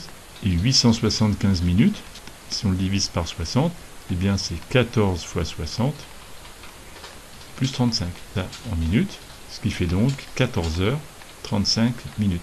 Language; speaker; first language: French; native; French